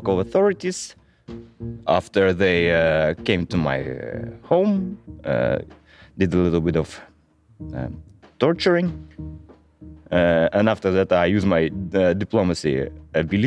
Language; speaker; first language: English; non-native, fluent; Russian